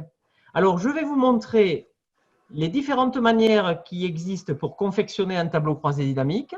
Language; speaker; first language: French; native; French